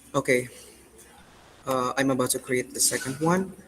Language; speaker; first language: English; non-native, fluent; Indonesian